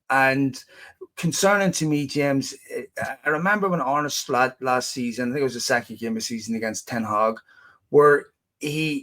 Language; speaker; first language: English; native; English